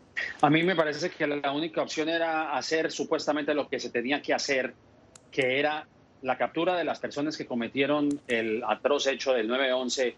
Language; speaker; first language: Spanish; native; Spanish